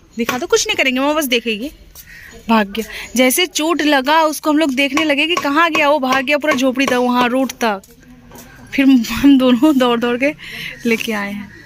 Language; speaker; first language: Hindi; non-native, local second language; Bangla